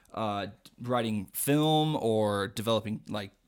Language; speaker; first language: English; native; English